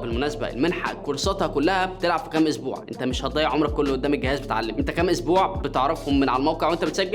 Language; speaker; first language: Arabic; native; Arabic